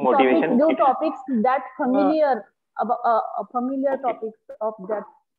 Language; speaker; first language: English; non-native, local second language; Marathi